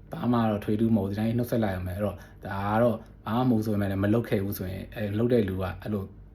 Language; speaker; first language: Burmese; native; Burmese